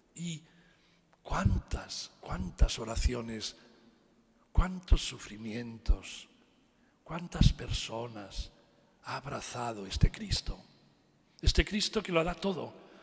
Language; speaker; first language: Spanish; non-native, local second language; Catalan